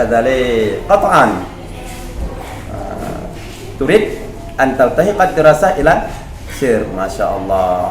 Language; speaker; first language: Arabic; non-native, fluent; Indonesian